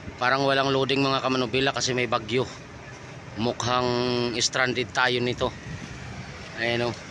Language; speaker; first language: Filipino; non-native, local second language; Waray